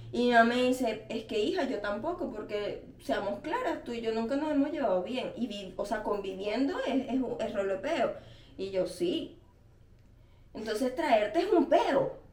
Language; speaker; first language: Spanish; native; Spanish